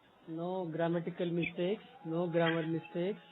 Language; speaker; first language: English; non-native, local second language; Telugu